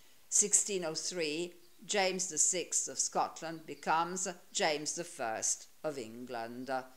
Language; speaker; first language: English; non-native, fluent; Italian